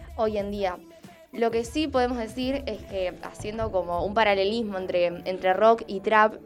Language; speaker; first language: Spanish; native; Spanish